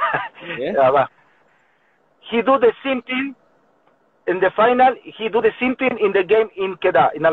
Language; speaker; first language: English; non-native, learner; Spanish